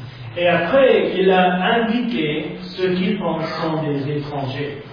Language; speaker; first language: French; non-native, fluent; English